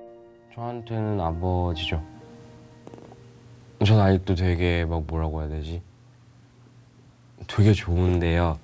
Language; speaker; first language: Korean; early bilingual, other home language; Urdu